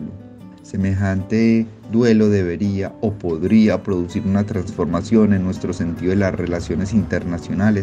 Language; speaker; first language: Spanish; native; Spanish